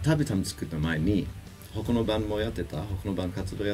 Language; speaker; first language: Japanese; non-native, fluent; English